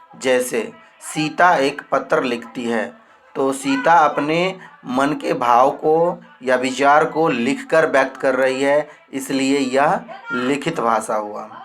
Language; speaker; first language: Hindi; native; Hindi